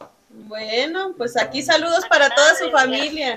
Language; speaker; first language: Spanish; native; Spanish